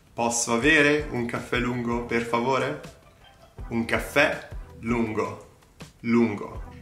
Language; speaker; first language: Italian; native; Italian